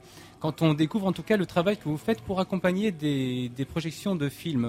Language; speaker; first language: French; native; French